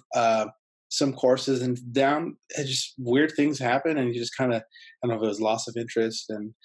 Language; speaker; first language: English; early bilingual, other home language; Spanish